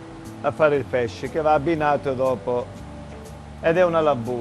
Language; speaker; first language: Italian; native; Italian